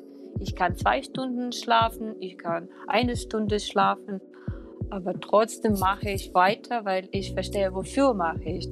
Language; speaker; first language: German; non-native, fluent; Ukrainian